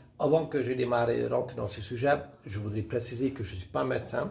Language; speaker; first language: French; non-native, fluent; Hungarian